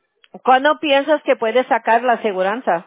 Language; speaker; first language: Spanish; early bilingual, heritage; Spanish